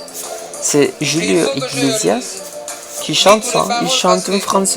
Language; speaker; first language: French; non-native, fluent; Spanish